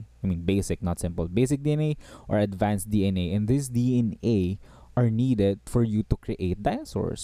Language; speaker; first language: English; non-native, local second language; Filipino